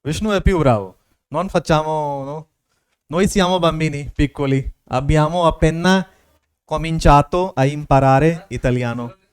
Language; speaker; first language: Italian; non-native, fluent; Hindi